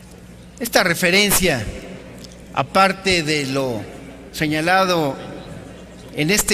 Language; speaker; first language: Spanish; native; Spanish